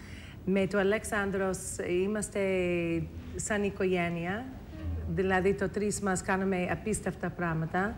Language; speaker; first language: Greek; non-native, fluent; English